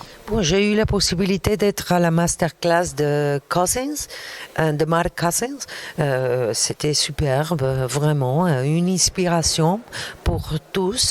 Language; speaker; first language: French; non-native, fluent; Arabic